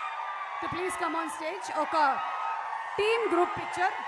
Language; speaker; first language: Telugu; native; Telugu